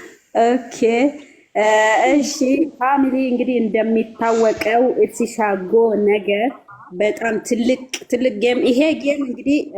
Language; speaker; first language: Amharic; non-native, local second language; Oromo